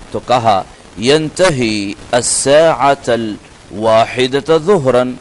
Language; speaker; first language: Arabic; non-native, fluent; Urdu